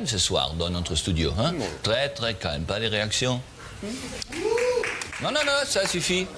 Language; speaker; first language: French; non-native, learner; German